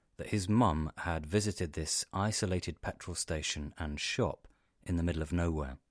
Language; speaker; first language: English; native; English